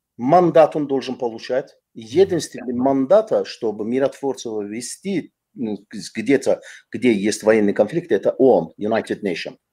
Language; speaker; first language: Russian; non-native, fluent; Azerbaijani